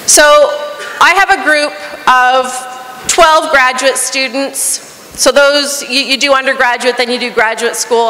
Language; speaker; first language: English; native; English